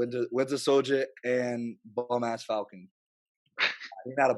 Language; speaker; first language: English; native; English